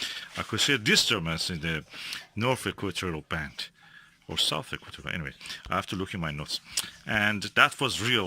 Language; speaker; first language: English; non-native, fluent; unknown